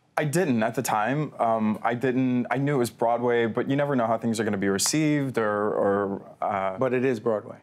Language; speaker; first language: English; native; English